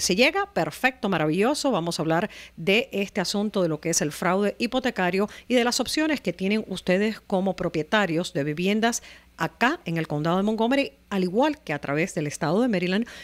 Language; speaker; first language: Spanish; native; Spanish